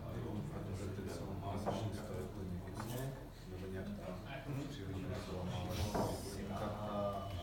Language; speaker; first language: Czech; non-native, learner; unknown